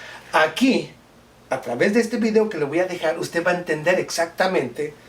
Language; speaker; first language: Spanish; native; Spanish